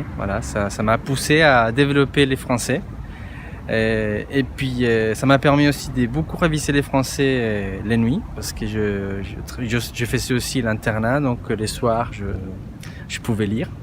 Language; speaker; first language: French; non-native, fluent; Spanish